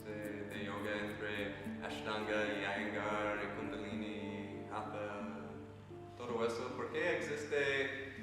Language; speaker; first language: Spanish; non-native, fluent; English